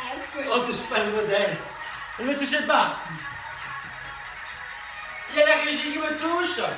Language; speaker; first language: French; native; French